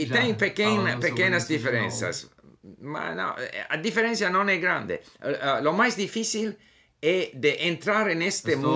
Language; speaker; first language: Portuguese; non-native, learner; English